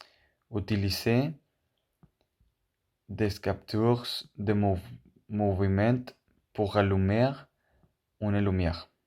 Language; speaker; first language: French; non-native, learner; Spanish